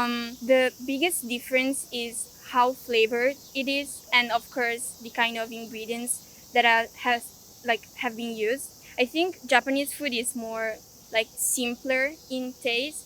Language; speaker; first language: English; non-native, fluent; Italian